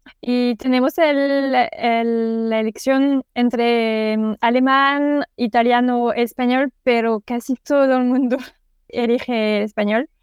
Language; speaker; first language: Spanish; non-native, learner; French